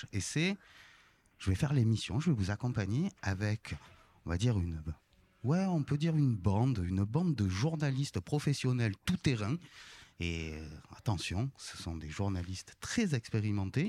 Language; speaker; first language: French; native; French